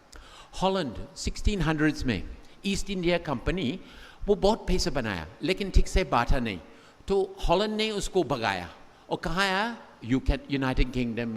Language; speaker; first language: Hindi; non-native, fluent; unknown